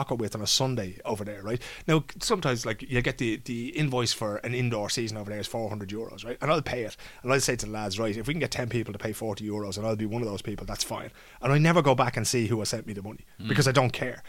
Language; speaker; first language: English; native; English